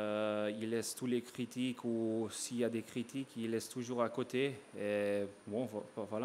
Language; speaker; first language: French; non-native, local second language; Dutch